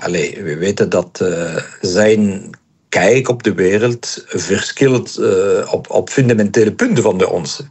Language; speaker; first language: Dutch; non-native, local second language; French